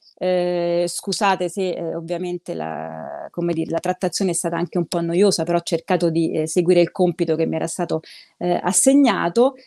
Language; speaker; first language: Italian; native; Italian